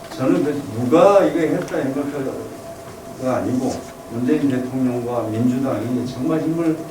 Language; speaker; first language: Korean; native; Korean